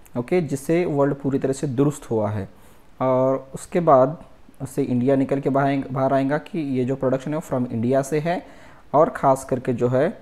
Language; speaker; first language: Hindi; non-native, local second language; Marathi